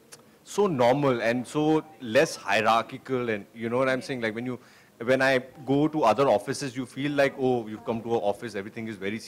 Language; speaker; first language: English; non-native, local second language; Hindi